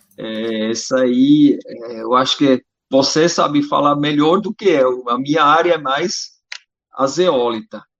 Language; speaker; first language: Portuguese; non-native, fluent; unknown